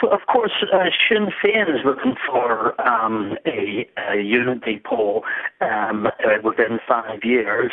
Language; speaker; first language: English; native; English